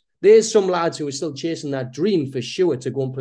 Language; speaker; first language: English; native; English